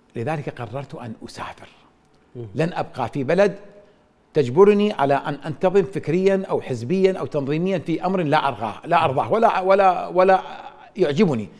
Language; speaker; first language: Arabic; native; Arabic